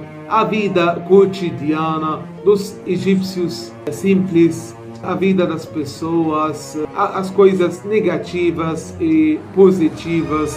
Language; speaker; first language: Portuguese; non-native, fluent; Arabic